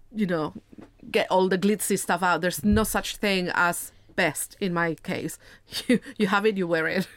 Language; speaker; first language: English; non-native, fluent; Spanish